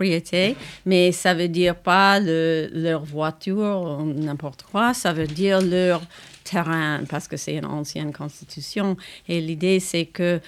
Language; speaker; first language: French; non-native, fluent; English